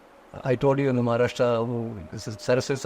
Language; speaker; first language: English; non-native, local second language; Konkani